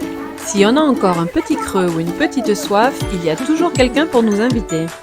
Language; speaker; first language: French; native; French